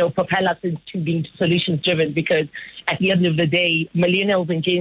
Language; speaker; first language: English; non-native, local second language; Northern Sotho